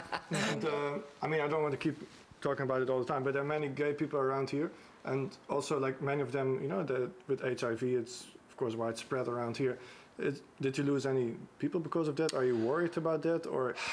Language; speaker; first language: English; non-native, fluent; Dutch